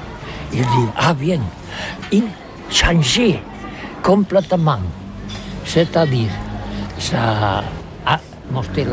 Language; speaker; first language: French; non-native, learner; Catalan